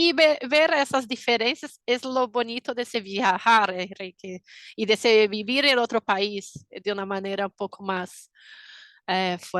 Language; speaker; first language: Spanish; non-native, fluent; Portuguese